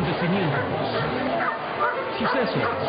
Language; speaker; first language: Spanish; native; Spanish